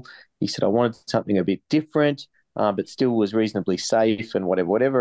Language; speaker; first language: English; native; English